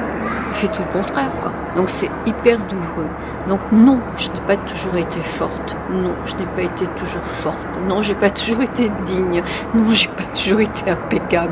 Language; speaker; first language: French; native; French